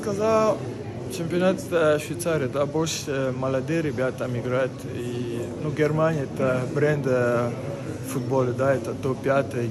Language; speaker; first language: Russian; non-native, fluent; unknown